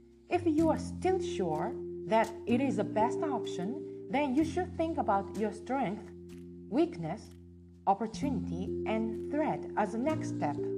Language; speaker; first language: English; non-native, fluent; Japanese